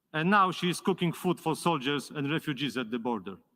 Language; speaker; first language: English; non-native, fluent; Polish